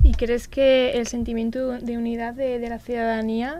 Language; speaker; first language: Spanish; native; Spanish